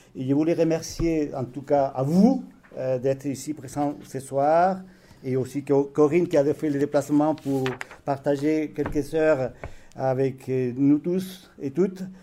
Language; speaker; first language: French; non-native, fluent; Spanish